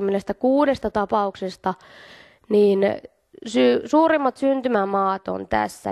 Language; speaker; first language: Finnish; native; Finnish